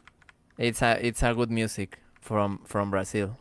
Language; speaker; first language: English; non-native, learner; Spanish